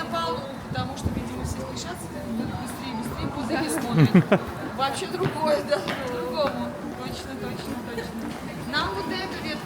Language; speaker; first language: Russian; native; Russian